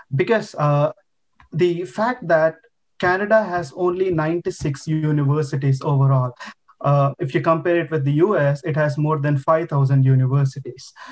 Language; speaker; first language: English; non-native, local second language; Telugu